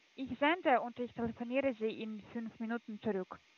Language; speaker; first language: German; non-native, learner; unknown